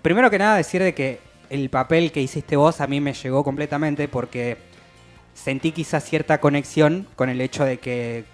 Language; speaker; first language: Spanish; native; Spanish